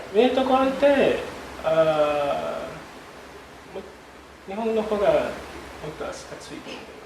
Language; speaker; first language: Japanese; non-native, learner; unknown